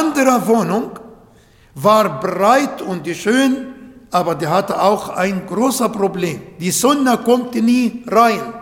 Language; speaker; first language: German; non-native, learner; Arabic